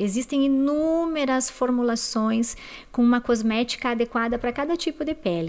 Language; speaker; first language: Portuguese; native; Portuguese